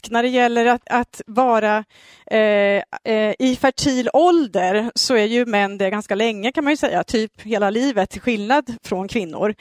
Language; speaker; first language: Swedish; native; Swedish